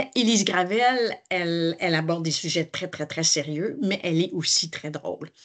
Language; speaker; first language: French; native; French